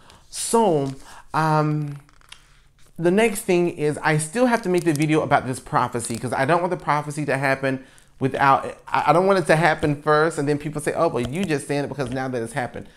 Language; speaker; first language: English; native; English